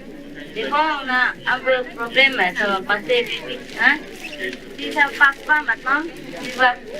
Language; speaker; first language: French; non-native, learner; Vietnamese